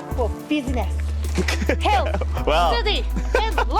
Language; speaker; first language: English; non-native, learner; Japanese